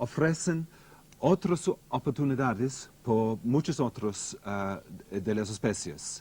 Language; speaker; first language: Spanish; non-native, fluent; English